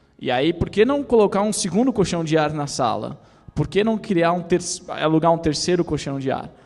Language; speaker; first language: Portuguese; native; Portuguese